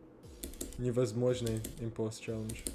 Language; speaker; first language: Russian; non-native, learner; English